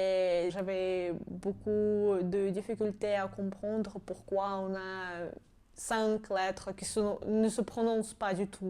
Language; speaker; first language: French; non-native, fluent; Georgian